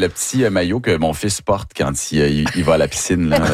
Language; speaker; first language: French; native; French